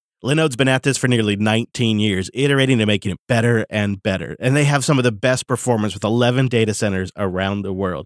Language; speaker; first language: English; native; English